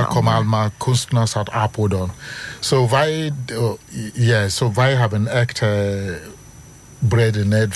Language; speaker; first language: Dutch; non-native, learner; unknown